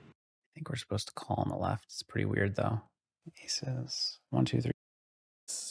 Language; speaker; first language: English; native; English